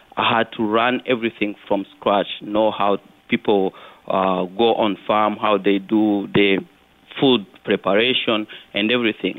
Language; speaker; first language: English; non-native, local second language; Kinyarwanda